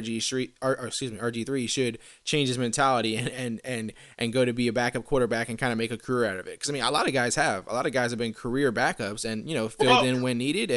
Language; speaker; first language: English; native; English